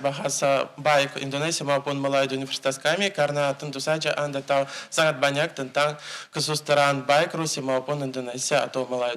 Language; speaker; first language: Indonesian; non-native, fluent; Russian